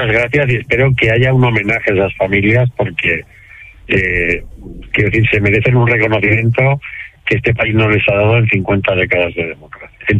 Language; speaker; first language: Spanish; native; Spanish